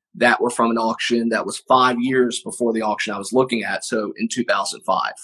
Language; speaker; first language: English; native; English